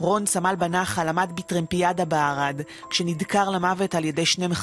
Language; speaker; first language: Hebrew; native; Hebrew